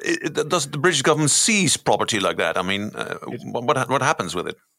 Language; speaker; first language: English; non-native, fluent; Dutch